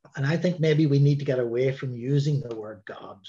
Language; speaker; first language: English; native; English